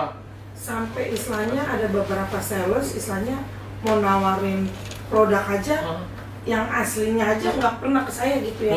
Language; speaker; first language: Indonesian; native; Indonesian